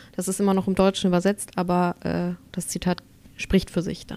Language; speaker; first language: German; early bilingual, other home language; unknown